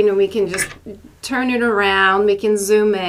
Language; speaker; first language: English; non-native, fluent; Polish